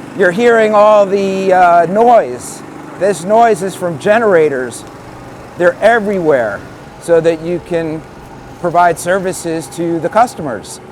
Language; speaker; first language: English; native; English